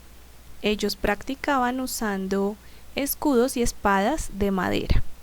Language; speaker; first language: Spanish; native; Spanish